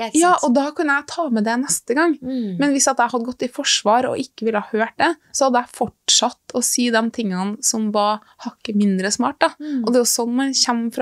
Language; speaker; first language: Norwegian; native; Norwegian